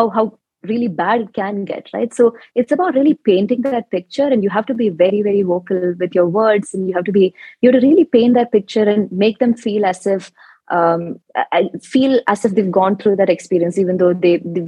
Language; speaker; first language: English; non-native, local second language; Malayalam